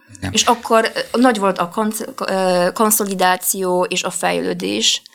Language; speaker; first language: Hungarian; non-native, fluent; Polish